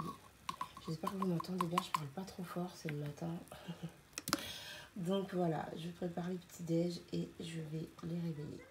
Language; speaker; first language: French; native; French